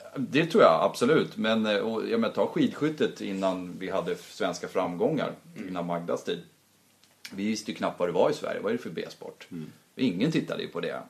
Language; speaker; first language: Swedish; native; Swedish